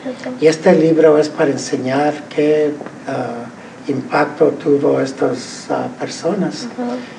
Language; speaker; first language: Spanish; early bilingual, heritage; Spanish